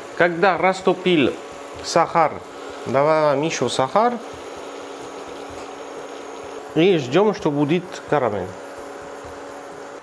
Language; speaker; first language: Russian; non-native, learner; French